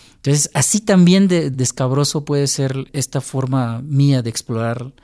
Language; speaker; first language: Spanish; native; Spanish